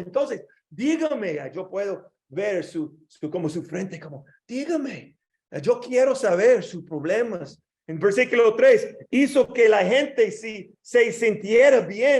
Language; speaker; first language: Spanish; non-native, learner; English